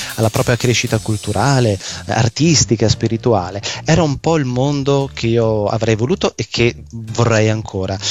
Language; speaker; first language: Italian; native; Italian